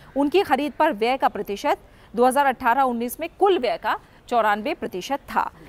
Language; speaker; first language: Hindi; native; Hindi